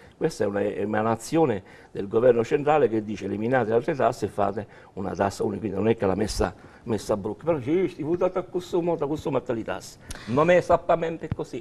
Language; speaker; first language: Italian; native; Italian